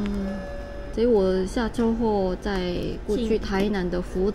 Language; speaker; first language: Chinese; non-native, learner; Korean